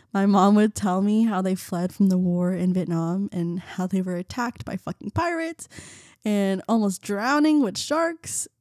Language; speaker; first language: English; early bilingual, other home language; Vietnamese